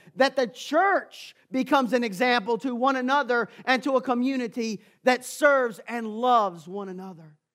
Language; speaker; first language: English; native; English